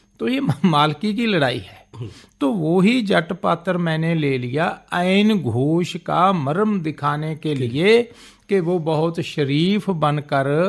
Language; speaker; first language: Hindi; non-native, local second language; Punjabi